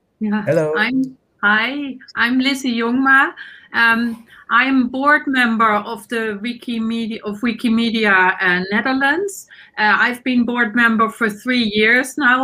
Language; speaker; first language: English; non-native, fluent; Dutch